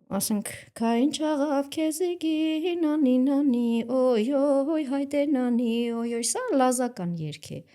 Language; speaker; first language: Armenian; native; Armenian